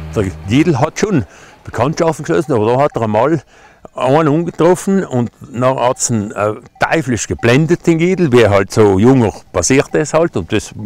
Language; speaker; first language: German; native; German